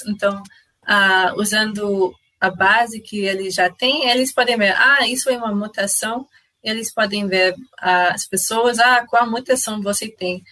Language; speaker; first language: Portuguese; non-native, fluent; English